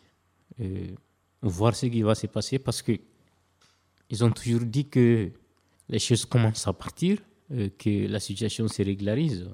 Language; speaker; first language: French; non-native, local second language; Bambara